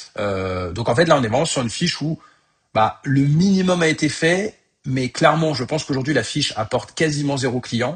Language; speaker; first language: French; native; French